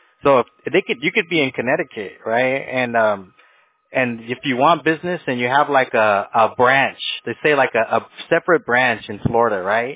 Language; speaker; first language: English; native; English